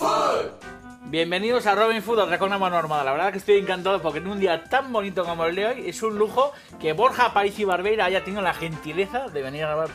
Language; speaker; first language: Spanish; native; Spanish